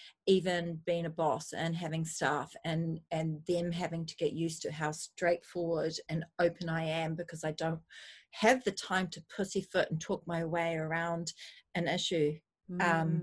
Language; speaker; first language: English; native; English